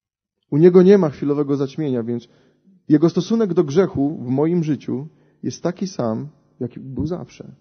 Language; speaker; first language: Polish; native; Polish